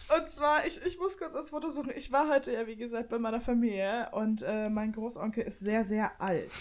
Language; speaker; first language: German; native; German